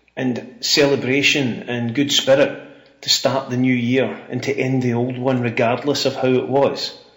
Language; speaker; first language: English; native; English